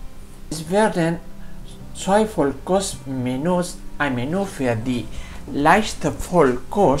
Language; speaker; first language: German; non-native, fluent; Spanish